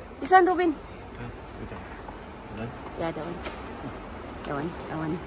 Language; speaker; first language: English; non-native, learner; Filipino